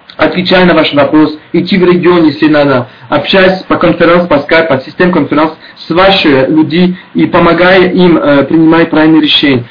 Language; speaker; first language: Russian; non-native, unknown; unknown